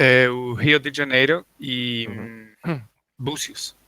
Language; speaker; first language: Portuguese; non-native, learner; Spanish